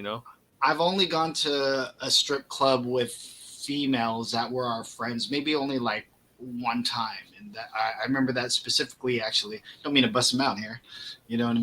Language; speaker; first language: English; native; English